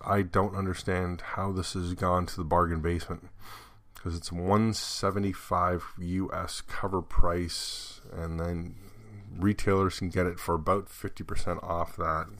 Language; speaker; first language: English; native; English